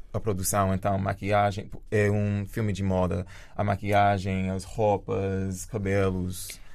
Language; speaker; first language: Portuguese; early bilingual, other home language; Jamaican Creole English